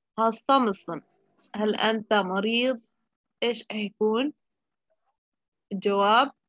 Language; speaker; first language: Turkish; non-native, fluent; Arabic